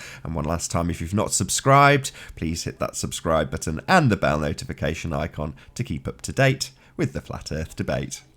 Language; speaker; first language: English; native; English